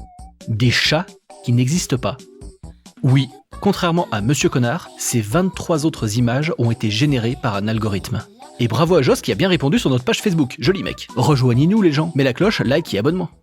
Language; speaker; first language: French; native; French